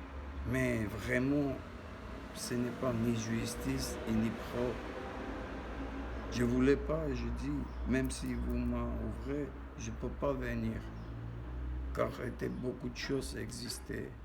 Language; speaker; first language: French; non-native, learner; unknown